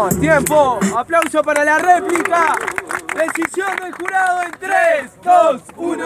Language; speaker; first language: Spanish; native; Spanish